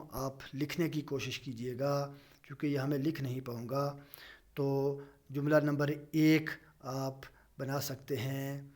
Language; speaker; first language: Urdu; non-native, local second language; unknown